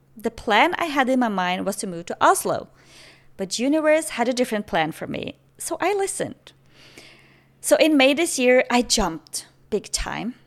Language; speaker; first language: English; non-native, fluent; Norwegian